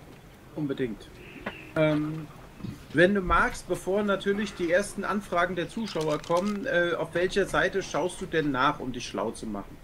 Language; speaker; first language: German; native; German